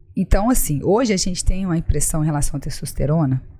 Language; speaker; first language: Portuguese; native; Portuguese